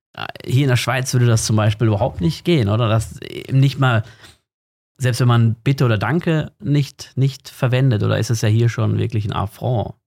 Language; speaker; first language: German; native; German